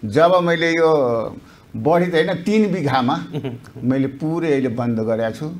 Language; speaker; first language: Nepali; non-native, local second language; Maithili